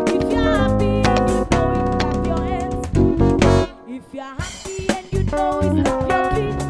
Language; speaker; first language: English; non-native, local second language; Akan